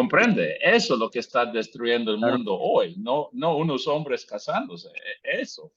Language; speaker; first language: Spanish; native; Spanish